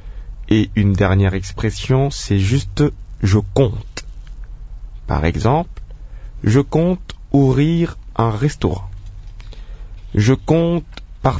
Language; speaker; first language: French; non-native, local second language; Lingala